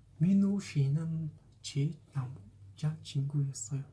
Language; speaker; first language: Korean; non-native, fluent; Kazakh